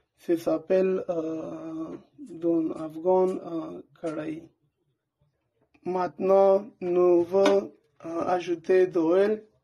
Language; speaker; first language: French; non-native, learner; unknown